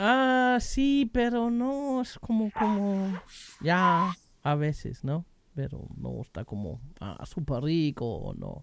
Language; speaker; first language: Spanish; non-native, learner; German